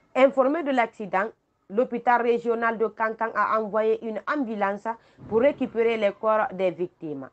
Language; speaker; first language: French; non-native, local second language; Fula